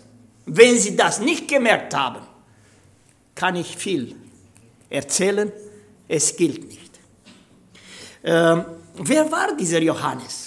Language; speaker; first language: German; non-native, fluent; Romanian